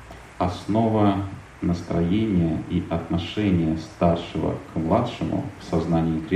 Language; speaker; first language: Russian; native; Russian